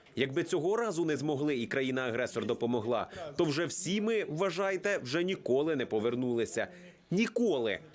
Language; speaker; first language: Ukrainian; non-native, fluent; Arabic